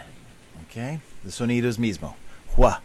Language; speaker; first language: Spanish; non-native, learner; English